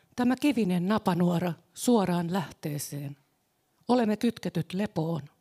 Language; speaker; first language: Finnish; native; Finnish